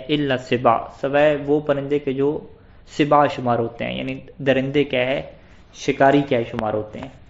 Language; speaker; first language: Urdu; non-native, local second language; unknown